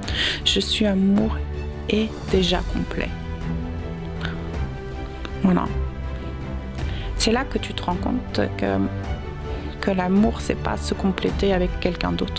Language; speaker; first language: French; native; French